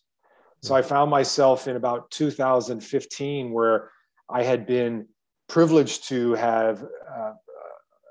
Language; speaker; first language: English; native; English